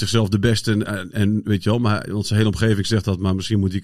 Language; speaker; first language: Dutch; native; Dutch